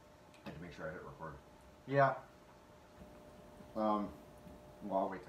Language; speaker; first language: English; native; English